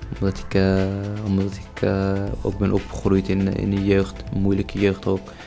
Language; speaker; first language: Dutch; early bilingual, other home language; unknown